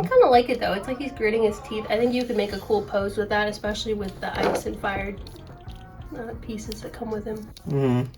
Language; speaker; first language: English; native; English